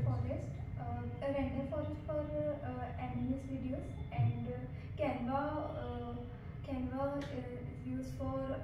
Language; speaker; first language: English; non-native, learner; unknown